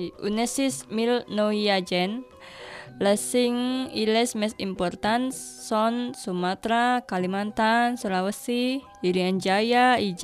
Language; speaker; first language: Catalan; non-native, learner; Indonesian